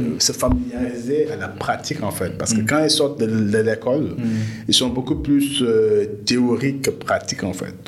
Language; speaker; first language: French; non-native, local second language; Wolof